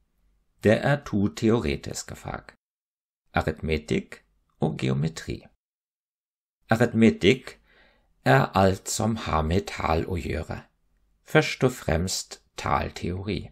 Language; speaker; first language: Norwegian; non-native, fluent; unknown